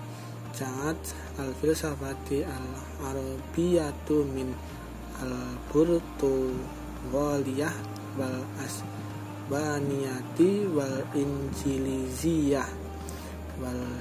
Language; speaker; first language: Arabic; non-native, learner; Indonesian